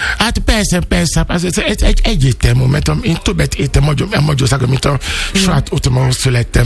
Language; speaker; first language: Hungarian; non-native, learner; Yoruba